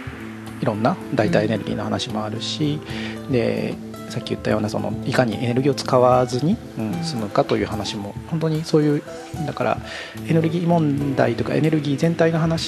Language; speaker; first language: Japanese; native; Japanese